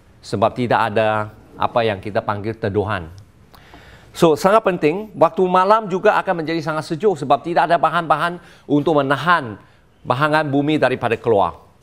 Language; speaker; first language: Malay; non-native, local second language; Chinese